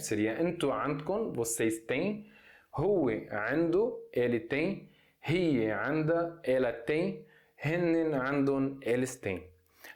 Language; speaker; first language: Portuguese; non-native, fluent; Arabic